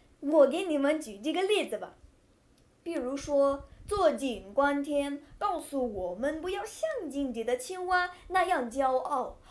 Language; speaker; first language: Chinese; non-native, fluent; English